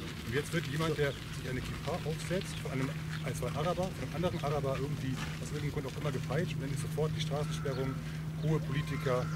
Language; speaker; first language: German; native; German